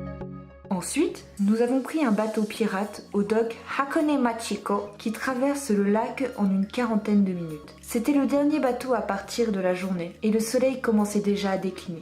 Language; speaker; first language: French; native; French